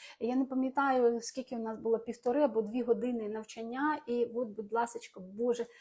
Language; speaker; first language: Ukrainian; non-native, local second language; Russian